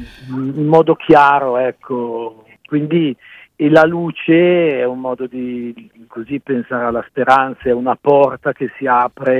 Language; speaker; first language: Italian; native; Italian